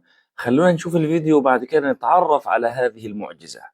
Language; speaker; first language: Arabic; native; Arabic